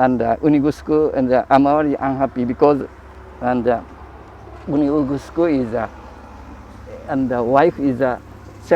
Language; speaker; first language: English; non-native, learner; Japanese